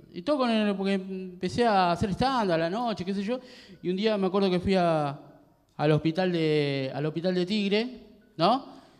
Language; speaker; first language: Spanish; native; Spanish